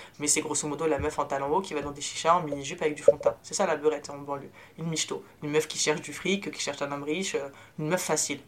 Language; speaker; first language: French; early bilingual, other home language; Arabic